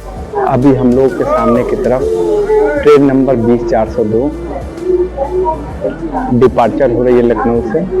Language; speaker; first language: Hindi; native; Hindi